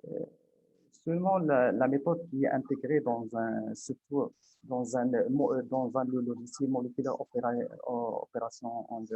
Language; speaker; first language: French; non-native, local second language; Arabic